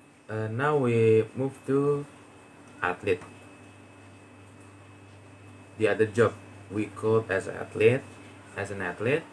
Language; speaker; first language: English; non-native, learner; Indonesian